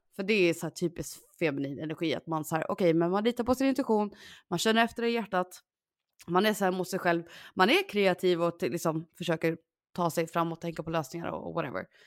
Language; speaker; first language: Swedish; native; Swedish